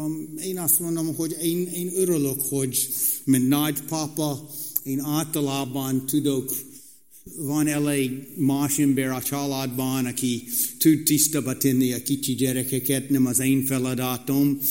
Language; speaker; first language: Hungarian; non-native, fluent; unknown